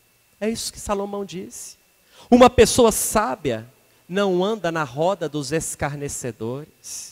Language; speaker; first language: Portuguese; native; Portuguese